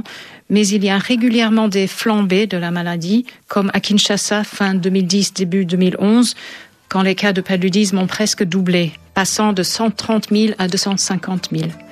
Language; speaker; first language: French; native; French